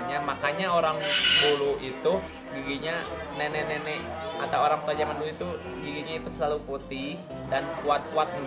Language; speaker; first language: Indonesian; non-native, local second language; Sundanese